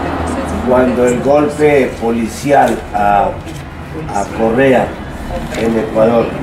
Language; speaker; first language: Portuguese; non-native, learner; Spanish